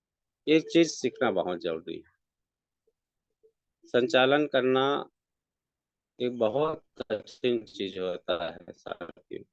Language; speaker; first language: Hindi; native; Hindi